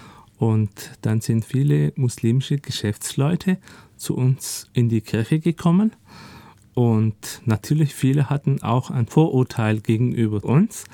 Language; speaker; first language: German; early bilingual, other home language; Turkish